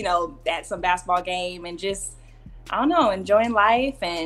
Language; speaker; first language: English; native; English